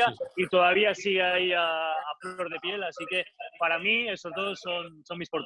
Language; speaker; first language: Spanish; native; Spanish